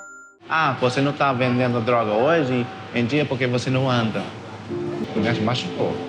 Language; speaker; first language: Portuguese; non-native, learner; English